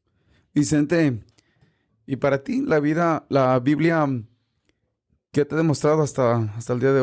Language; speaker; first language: Spanish; early bilingual, heritage; Spanish